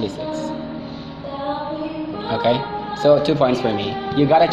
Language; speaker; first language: English; non-native, fluent; Indonesian